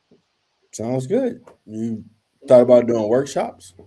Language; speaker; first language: English; native; English